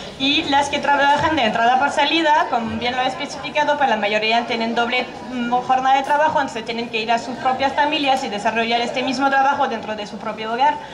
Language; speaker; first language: Spanish; non-native, fluent; French